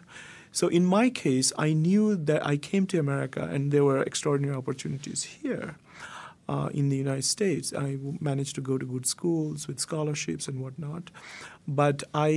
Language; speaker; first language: English; non-native, local second language; Bangla